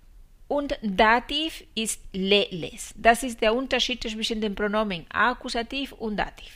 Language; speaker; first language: German; non-native, fluent; Spanish